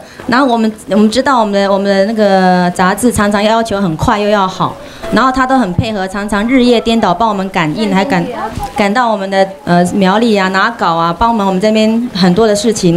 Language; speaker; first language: Chinese; native; Chinese